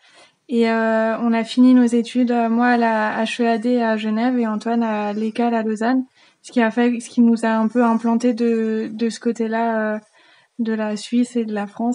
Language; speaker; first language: French; native; French